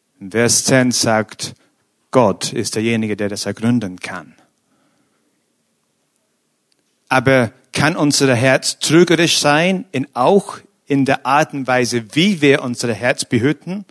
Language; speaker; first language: German; non-native, fluent; English